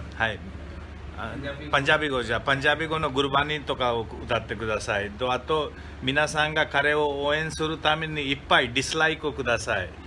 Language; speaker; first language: Japanese; non-native, fluent; Hindi